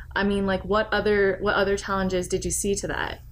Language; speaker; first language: English; native; English